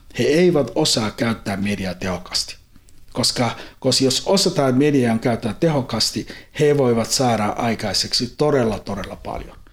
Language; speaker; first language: Finnish; non-native, fluent; Somali